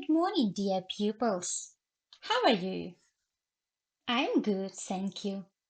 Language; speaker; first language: English; non-native, fluent; Ukrainian